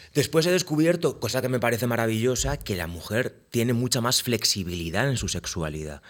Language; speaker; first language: Spanish; native; Spanish